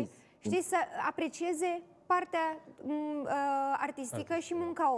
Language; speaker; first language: Romanian; native; Romanian